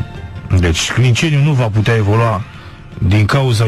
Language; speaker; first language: Romanian; native; Romanian